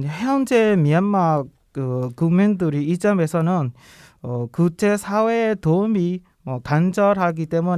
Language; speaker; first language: Korean; non-native, learner; Burmese